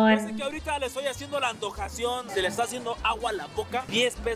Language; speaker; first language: Spanish; native; Spanish